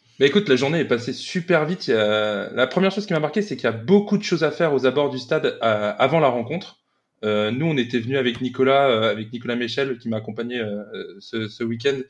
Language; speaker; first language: French; native; French